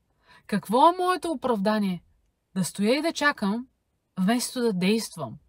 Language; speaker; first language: Bulgarian; native; Bulgarian